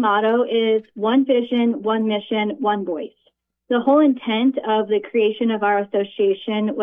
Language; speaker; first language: English; native; English